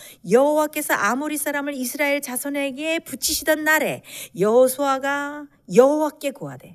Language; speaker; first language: Korean; native; Korean